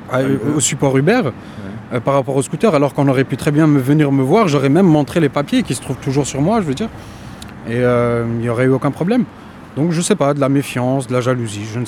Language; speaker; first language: French; native; French